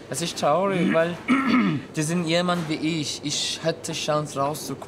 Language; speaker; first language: German; non-native, learner; Persian